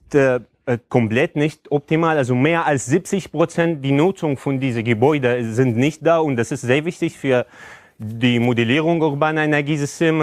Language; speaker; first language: German; non-native, fluent; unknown